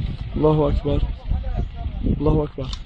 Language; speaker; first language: Arabic; native; Arabic